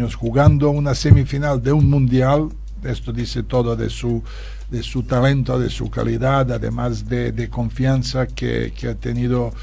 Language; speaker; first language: Spanish; non-native, fluent; Serbian